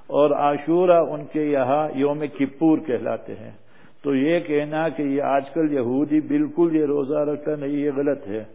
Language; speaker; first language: Urdu; non-native, fluent; English